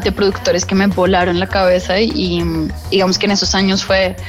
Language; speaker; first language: Spanish; native; Spanish